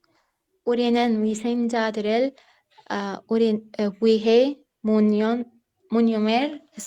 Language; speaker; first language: Korean; non-native, learner; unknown